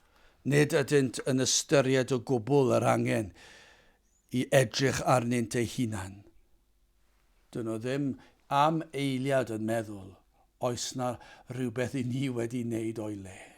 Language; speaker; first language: Welsh; native; Welsh